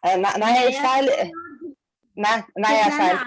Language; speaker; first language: Hindi; non-native, learner; Russian